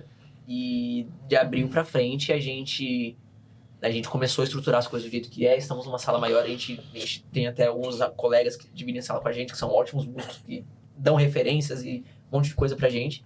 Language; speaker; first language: Portuguese; native; Portuguese